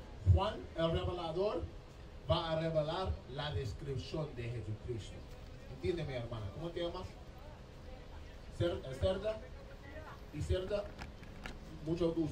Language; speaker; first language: Spanish; non-native, learner; English